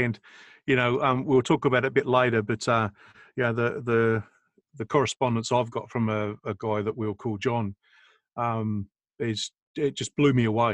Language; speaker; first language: English; native; English